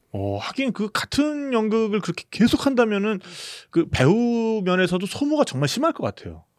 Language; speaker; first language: Korean; native; Korean